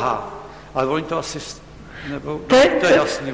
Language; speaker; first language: Czech; native; Czech